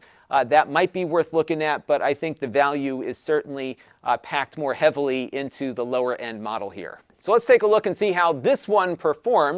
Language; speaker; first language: English; native; English